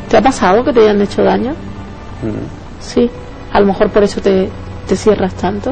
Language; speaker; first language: Spanish; native; Spanish